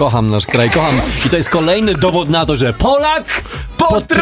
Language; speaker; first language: Polish; native; Polish